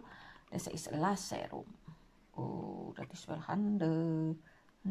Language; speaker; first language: Dutch; non-native, learner; Indonesian